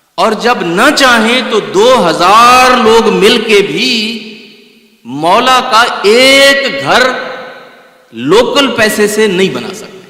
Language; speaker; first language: Urdu; non-native, local second language; Punjabi